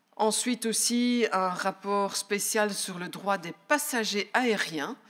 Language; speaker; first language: French; native; French